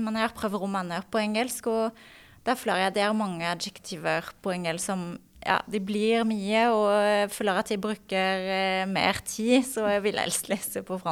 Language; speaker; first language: Norwegian; non-native, fluent; French